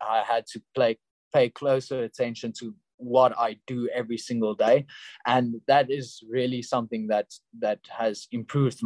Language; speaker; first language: English; non-native, local second language; Afrikaans